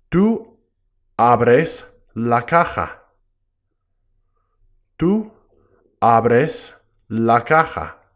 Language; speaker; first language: Spanish; non-native, fluent; English